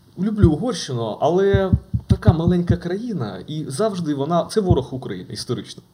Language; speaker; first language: Ukrainian; native; Ukrainian